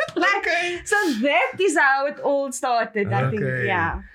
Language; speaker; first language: English; native; English